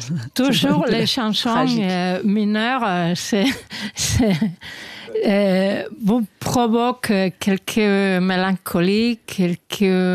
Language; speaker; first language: French; non-native, fluent; Spanish